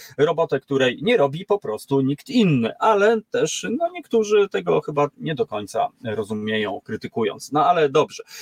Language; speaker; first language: Polish; native; Polish